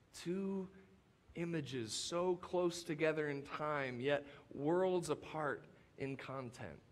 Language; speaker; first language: English; native; English